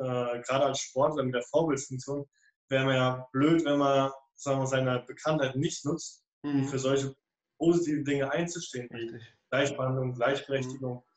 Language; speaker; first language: German; native; German